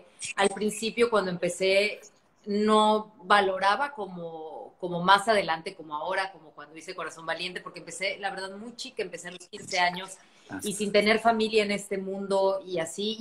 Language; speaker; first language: Spanish; native; Spanish